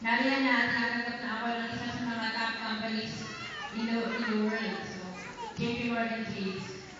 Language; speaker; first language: Filipino; native; Filipino